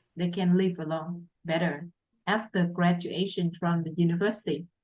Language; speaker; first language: English; non-native, fluent; Vietnamese